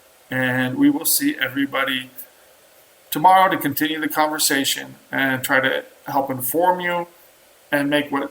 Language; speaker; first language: English; native; English